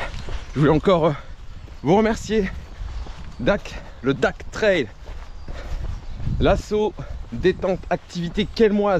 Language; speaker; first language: French; native; French